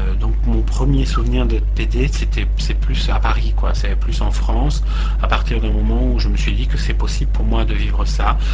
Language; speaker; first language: French; non-native, local second language; Arabic